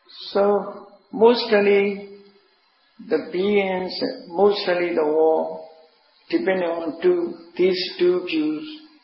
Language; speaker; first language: English; non-native, fluent; Burmese